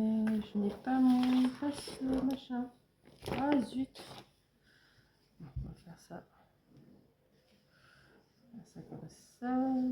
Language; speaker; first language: French; native; French